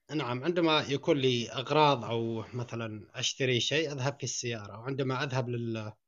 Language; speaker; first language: Arabic; native; Arabic